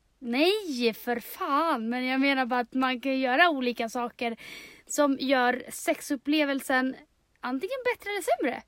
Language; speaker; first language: Swedish; early bilingual, other home language; Spanish